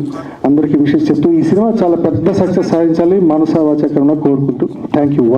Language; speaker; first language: Telugu; native; Telugu